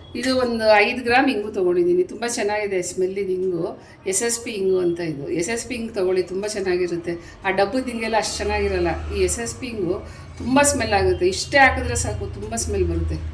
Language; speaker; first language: Kannada; native; Kannada